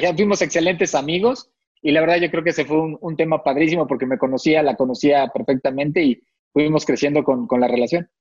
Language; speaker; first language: Spanish; native; Spanish